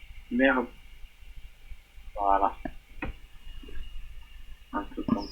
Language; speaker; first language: French; non-native, fluent; Portuguese